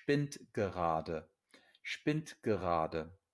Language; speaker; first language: German; non-native, fluent; English